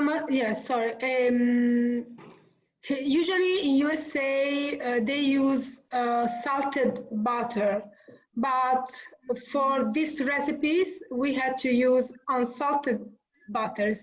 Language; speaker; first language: English; non-native, learner; Italian